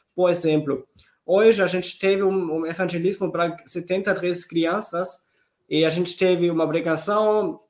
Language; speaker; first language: Portuguese; non-native, fluent; German